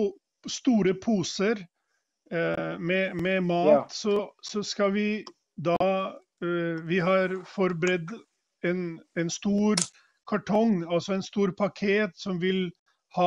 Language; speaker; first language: Swedish; non-native, fluent; Albanian